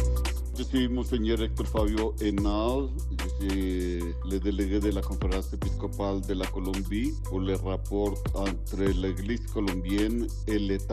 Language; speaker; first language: French; non-native, fluent; Spanish